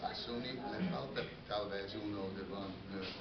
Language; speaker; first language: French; non-native, learner; Spanish